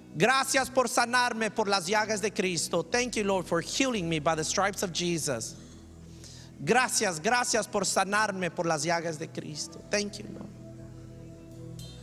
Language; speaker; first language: Spanish; early bilingual, heritage; Spanish